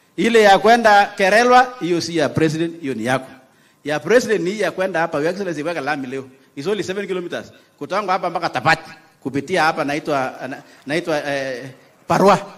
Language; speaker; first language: Swahili; non-native, local second language; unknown